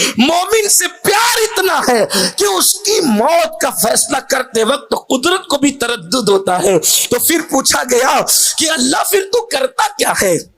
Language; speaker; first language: Urdu; native; Urdu